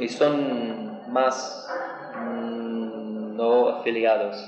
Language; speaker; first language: Spanish; non-native, learner; English